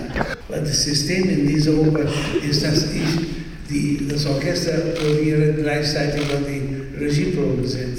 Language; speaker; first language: German; non-native, fluent; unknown